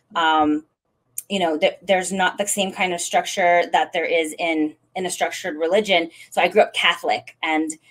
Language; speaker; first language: English; native; English